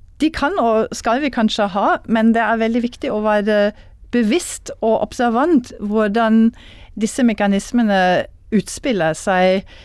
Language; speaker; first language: Norwegian; non-native, fluent; German